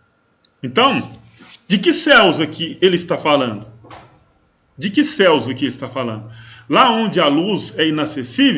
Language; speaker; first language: Portuguese; native; Portuguese